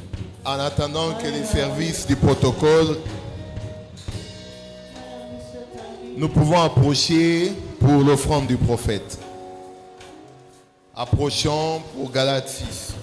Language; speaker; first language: French; non-native, local second language; Lingala